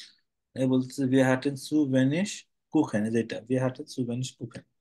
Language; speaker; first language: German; non-native, fluent; Bangla